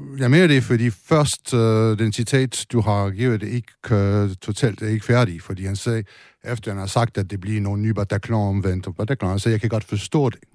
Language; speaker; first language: Danish; non-native, fluent; French